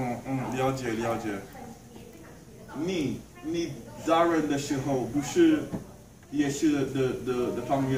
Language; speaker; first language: Chinese; non-native, learner; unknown